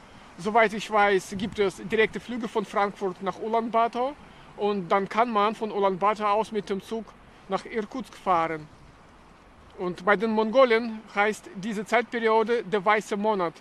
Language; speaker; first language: German; non-native, fluent; Russian